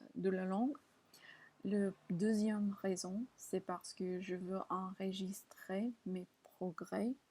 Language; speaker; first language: French; non-native, learner; English